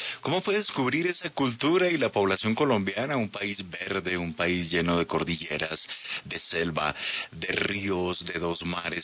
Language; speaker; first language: Spanish; native; Spanish